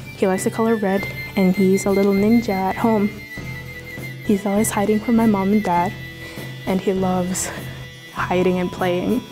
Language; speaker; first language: English; native; English